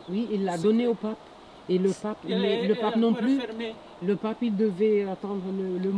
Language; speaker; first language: French; non-native, fluent; Portuguese